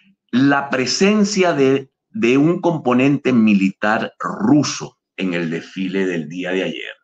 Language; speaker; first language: Spanish; native; Spanish